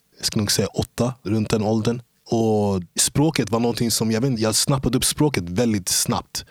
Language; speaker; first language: Swedish; early bilingual, other home language; English